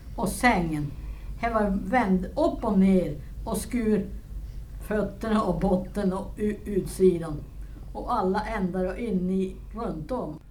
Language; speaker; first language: Swedish; native; Swedish